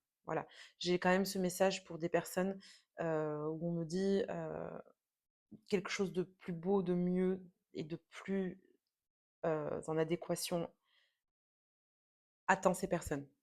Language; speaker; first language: French; native; French